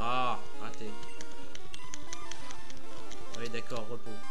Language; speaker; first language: French; native; French